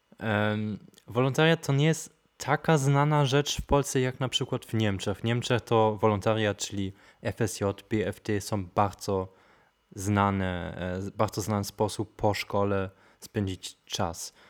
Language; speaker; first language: Polish; non-native, fluent; German